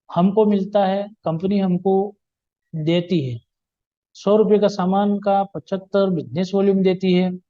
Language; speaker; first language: Hindi; non-native, local second language; Gujarati